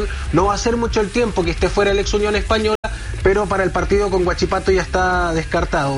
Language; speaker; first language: Spanish; native; Spanish